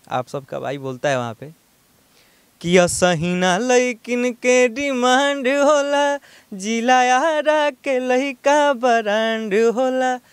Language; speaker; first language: Hindi; non-native, local second language; Bhojpuri